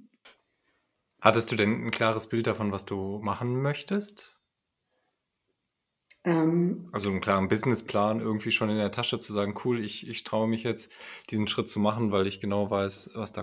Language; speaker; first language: German; native; German